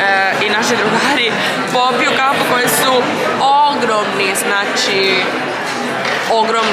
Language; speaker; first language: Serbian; early bilingual, heritage; Serbian